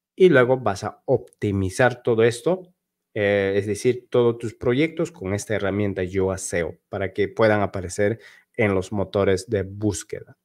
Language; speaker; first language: Spanish; native; Spanish